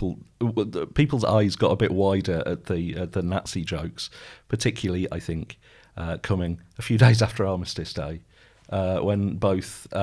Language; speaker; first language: English; native; English